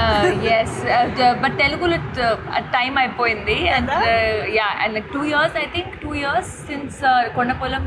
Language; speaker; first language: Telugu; non-native, local second language; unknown